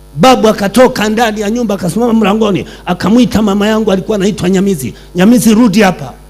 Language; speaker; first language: Swahili; non-native, local second language; Sukuma